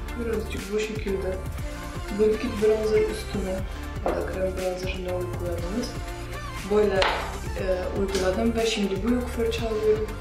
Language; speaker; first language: Turkish; non-native, fluent; Russian